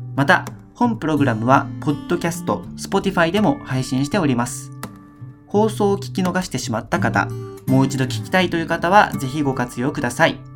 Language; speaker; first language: Japanese; non-native, fluent; Chinese